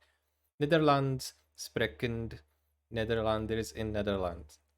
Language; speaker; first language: Dutch; non-native, learner; Portuguese